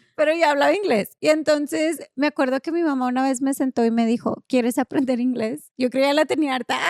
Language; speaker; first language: Spanish; early bilingual, other home language; English